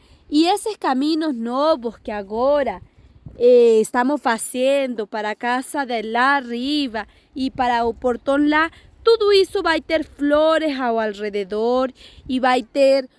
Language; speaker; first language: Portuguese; non-native, learner; Spanish